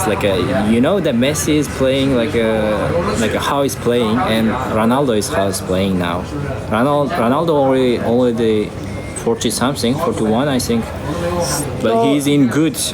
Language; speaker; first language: English; non-native, fluent; Uzbek